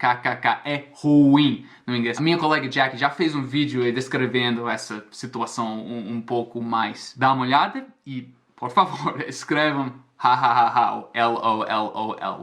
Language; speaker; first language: Portuguese; non-native, fluent; English